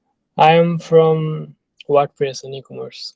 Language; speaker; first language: English; non-native, learner; Bangla